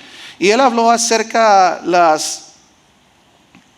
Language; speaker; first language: Spanish; early bilingual, heritage; Spanish